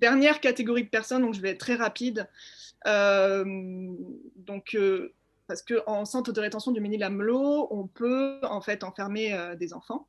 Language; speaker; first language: French; native; French